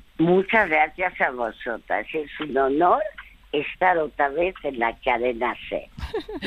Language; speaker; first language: Spanish; early bilingual, other home language; French